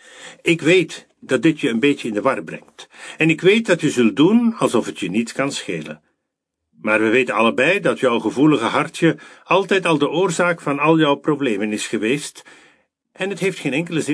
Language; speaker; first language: Dutch; native; Dutch